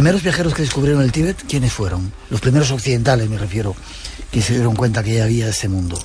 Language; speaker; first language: Spanish; native; Spanish